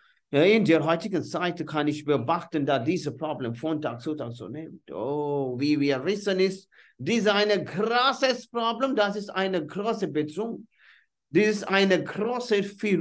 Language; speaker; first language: German; non-native, fluent; Hindi